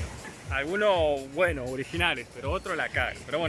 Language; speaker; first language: Spanish; native; Spanish